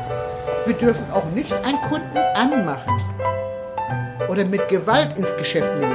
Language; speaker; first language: German; early bilingual, other home language; Turkish